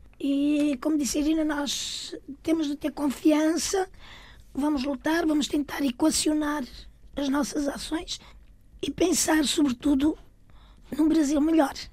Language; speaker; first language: Portuguese; native; Portuguese